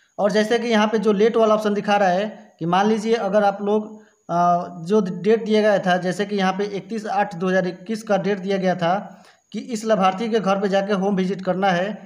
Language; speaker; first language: Hindi; native; Hindi